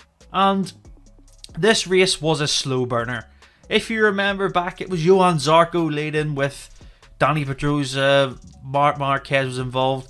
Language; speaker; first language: English; native; English